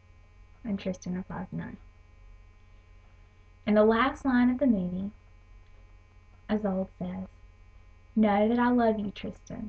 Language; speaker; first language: English; native; English